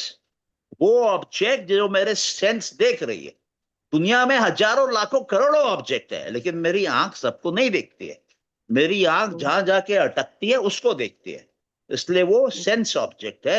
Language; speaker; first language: Hindi; native; Hindi